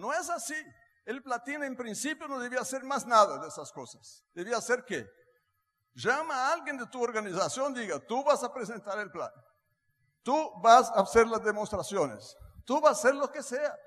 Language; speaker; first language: Spanish; non-native, fluent; Portuguese